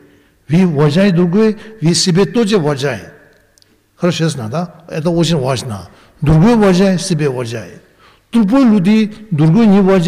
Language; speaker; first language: Russian; non-native, learner; Tibetan